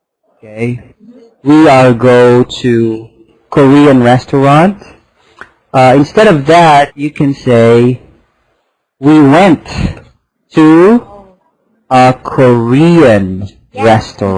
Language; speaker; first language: English; non-native, fluent; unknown